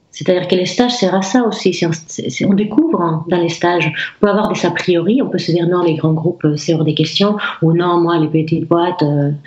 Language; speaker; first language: French; non-native, fluent; Spanish